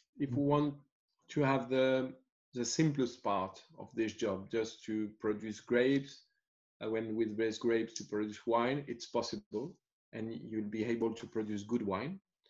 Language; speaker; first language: English; non-native, fluent; French